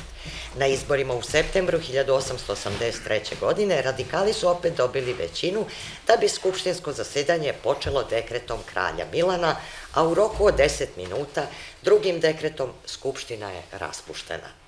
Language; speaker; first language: Serbian; native; Serbian